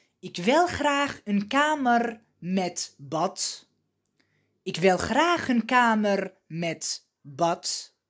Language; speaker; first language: Dutch; non-native, fluent; Arabic